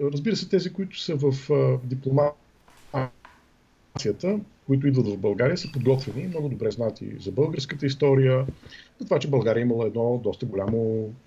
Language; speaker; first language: Bulgarian; native; Bulgarian